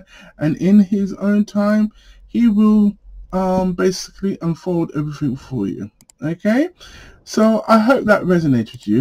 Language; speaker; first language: English; native; English